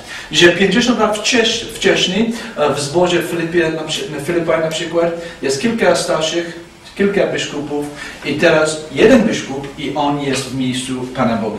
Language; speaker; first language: Polish; non-native, fluent; English